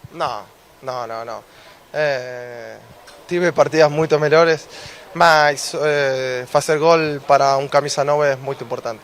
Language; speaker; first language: Portuguese; non-native, fluent; Spanish